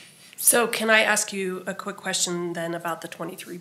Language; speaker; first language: English; native; English